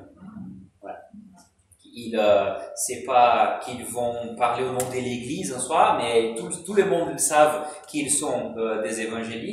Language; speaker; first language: French; non-native, fluent; Portuguese